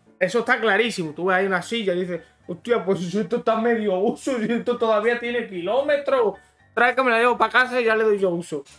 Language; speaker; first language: Spanish; native; Spanish